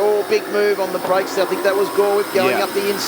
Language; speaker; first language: English; native; English